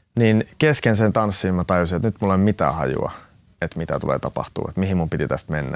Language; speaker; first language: Finnish; non-native, local second language; Swedish